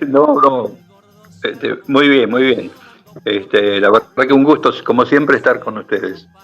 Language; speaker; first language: Spanish; native; Spanish